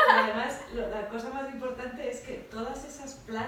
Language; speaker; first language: Spanish; non-native, fluent; English